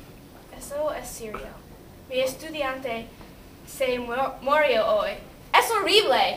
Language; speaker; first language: Spanish; non-native, learner; English